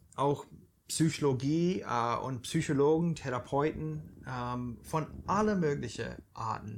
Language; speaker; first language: German; non-native, fluent; English